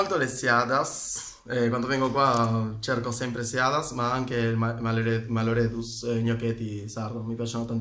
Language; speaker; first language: Italian; non-native, fluent; Spanish